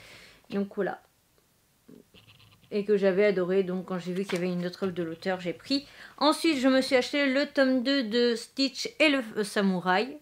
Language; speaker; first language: French; native; French